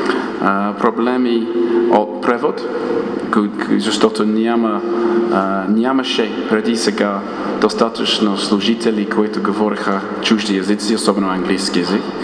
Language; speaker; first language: Bulgarian; non-native, fluent; English